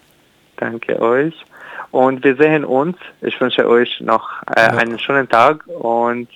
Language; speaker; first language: German; non-native, learner; Arabic